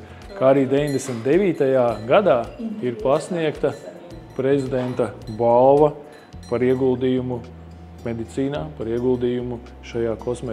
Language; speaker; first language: Latvian; native; Latvian